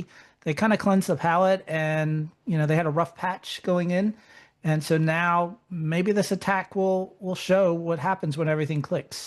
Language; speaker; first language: English; native; English